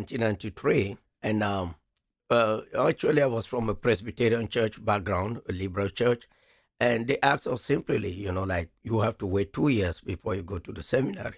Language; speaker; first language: English; non-native, local second language; French